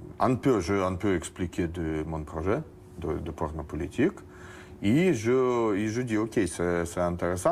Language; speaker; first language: French; non-native, learner; Russian